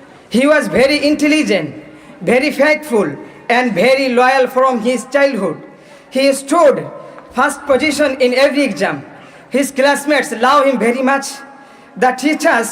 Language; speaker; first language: English; non-native, local second language; Bangla